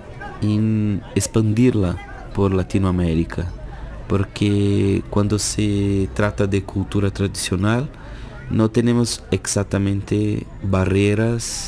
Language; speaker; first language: Spanish; non-native, fluent; Portuguese